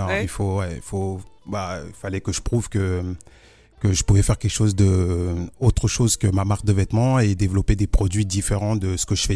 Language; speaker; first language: French; early bilingual, other home language; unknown